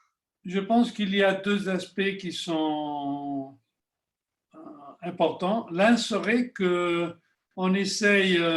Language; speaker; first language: French; non-native, fluent; Spanish